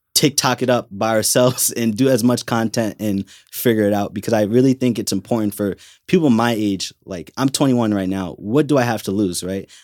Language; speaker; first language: English; native; English